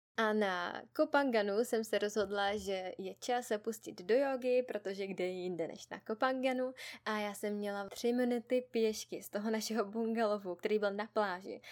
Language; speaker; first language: Czech; native; Czech